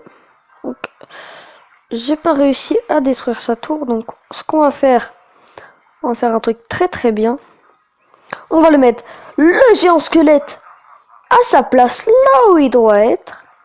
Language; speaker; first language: French; native; French